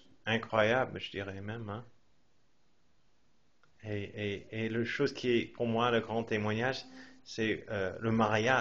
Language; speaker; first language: French; non-native, fluent; English